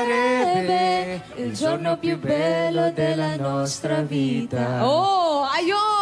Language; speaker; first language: Italian; non-native, learner; Filipino